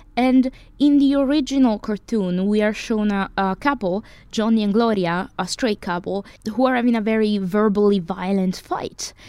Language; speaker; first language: English; non-native, fluent; Italian